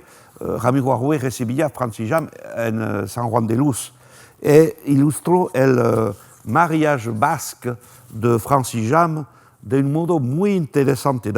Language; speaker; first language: Spanish; non-native, fluent; French